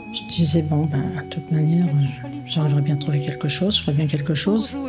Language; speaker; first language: French; native; French